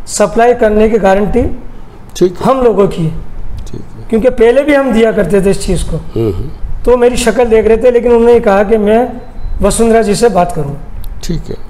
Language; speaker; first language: Hindi; native; Hindi